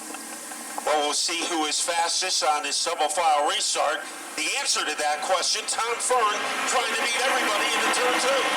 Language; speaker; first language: English; native; English